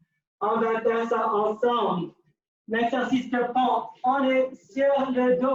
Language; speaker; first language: French; non-native, local second language; English